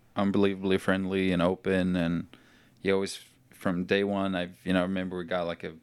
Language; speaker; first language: English; non-native, fluent; Norwegian